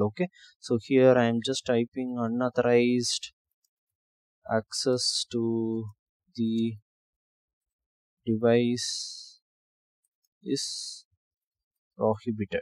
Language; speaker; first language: English; non-native, local second language; Tamil